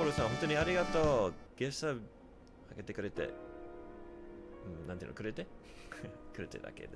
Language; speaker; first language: Japanese; non-native, learner; English